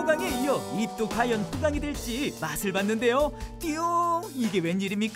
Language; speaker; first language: Korean; native; Korean